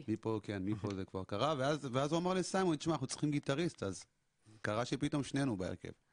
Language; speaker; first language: Hebrew; early bilingual, other home language; Amharic